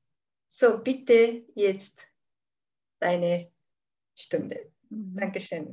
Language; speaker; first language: German; non-native, fluent; Japanese